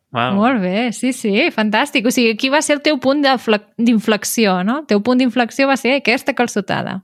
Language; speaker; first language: Catalan; native; Catalan